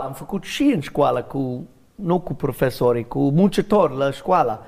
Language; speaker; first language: Romanian; non-native, learner; English